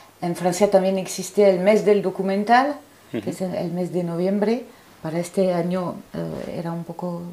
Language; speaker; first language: Spanish; non-native, fluent; French